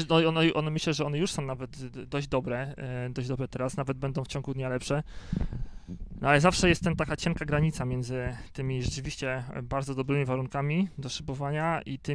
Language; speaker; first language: Polish; native; Polish